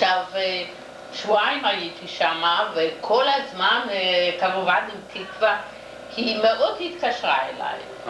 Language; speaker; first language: Hebrew; non-native, fluent; Yiddish